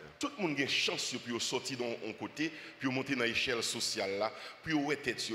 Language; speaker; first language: French; non-native, local second language; Haitian Creole